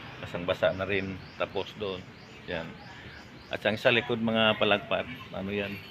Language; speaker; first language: Filipino; non-native, local second language; Hiligaynon